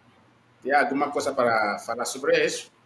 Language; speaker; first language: Portuguese; non-native, learner; Igbo